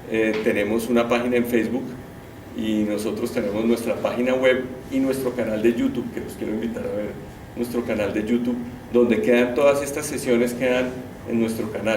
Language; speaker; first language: Spanish; native; Spanish